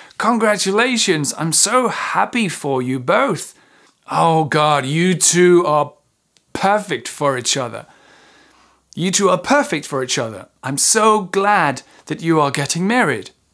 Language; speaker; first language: English; non-native, fluent; French